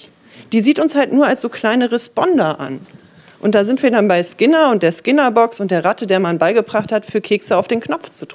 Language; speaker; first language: German; native; German